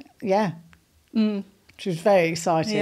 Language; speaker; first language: English; native; English